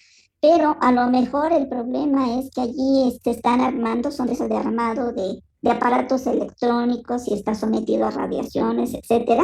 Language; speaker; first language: Spanish; native; Spanish